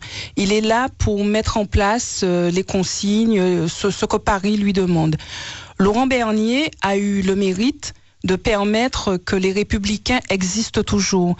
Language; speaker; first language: French; native; French